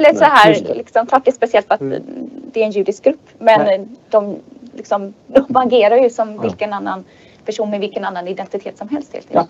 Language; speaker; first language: Swedish; native; Swedish